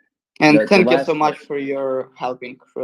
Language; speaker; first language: English; non-native, learner; Ukrainian